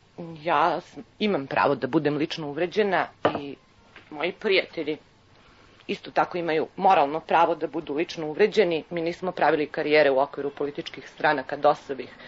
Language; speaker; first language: Serbian; native; Serbian